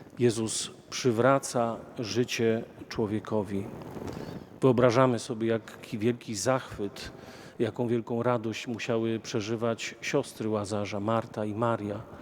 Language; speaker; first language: Polish; native; Polish